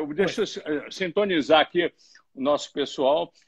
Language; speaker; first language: Portuguese; native; Portuguese